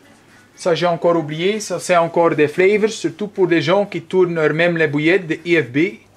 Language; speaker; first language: French; non-native, local second language; Dutch